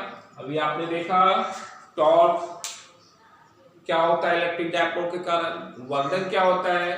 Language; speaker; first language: Hindi; native; Hindi